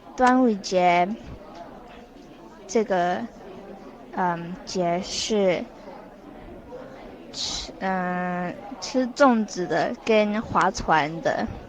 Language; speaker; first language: Chinese; non-native, learner; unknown